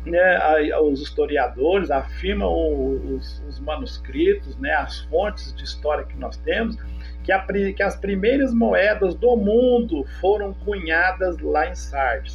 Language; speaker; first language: Portuguese; native; Portuguese